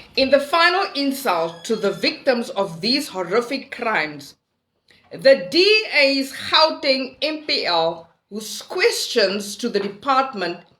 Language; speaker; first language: English; non-native, local second language; Afrikaans